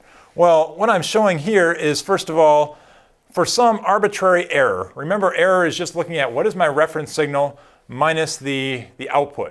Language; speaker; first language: English; native; English